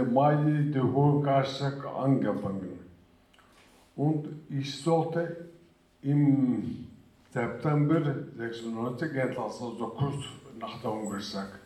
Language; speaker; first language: German; early bilingual, other home language; Turkish